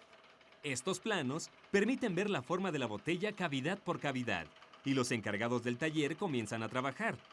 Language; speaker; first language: Spanish; native; Spanish